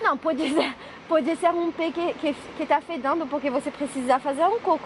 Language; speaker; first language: Portuguese; non-native, learner; French